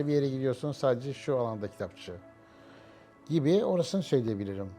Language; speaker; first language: Turkish; native; Turkish